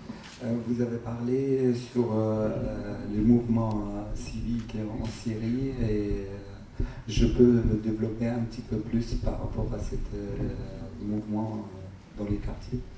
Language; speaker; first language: French; non-native, fluent; Arabic